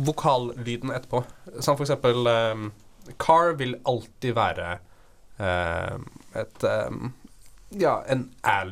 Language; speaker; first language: Norwegian; native; Norwegian